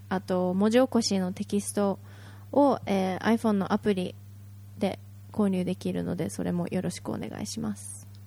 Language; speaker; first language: Japanese; native; Japanese